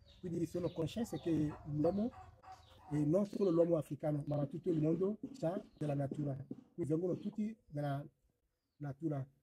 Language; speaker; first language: Italian; non-native, fluent; Ewe